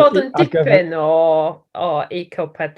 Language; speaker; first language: Welsh; non-native, learner; English